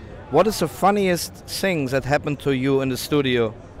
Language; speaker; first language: English; non-native, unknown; German